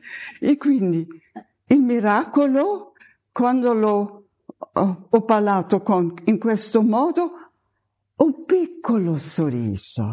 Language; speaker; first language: Italian; non-native, fluent; German